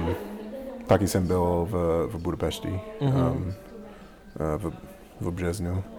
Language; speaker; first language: Czech; non-native, learner; English